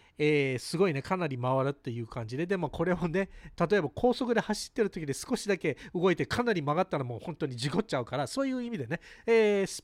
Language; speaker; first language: Japanese; early bilingual, heritage; Japanese